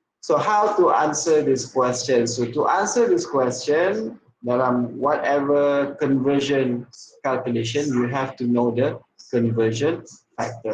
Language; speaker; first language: English; non-native, local second language; Malay